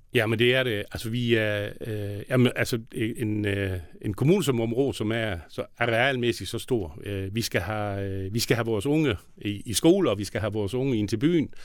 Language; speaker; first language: Danish; native; Danish